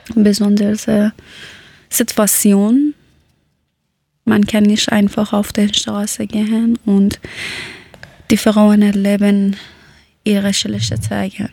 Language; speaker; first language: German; early bilingual, other home language; Persian